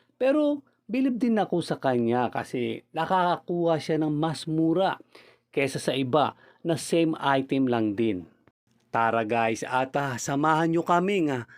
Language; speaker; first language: Filipino; native; Filipino